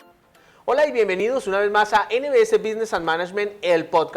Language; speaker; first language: Spanish; native; Spanish